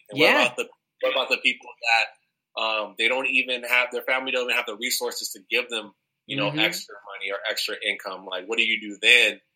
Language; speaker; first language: English; native; English